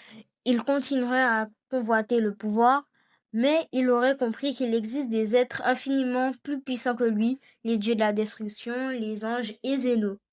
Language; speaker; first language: French; native; French